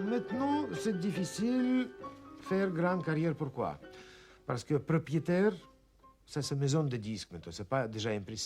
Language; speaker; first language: French; non-native, learner; Russian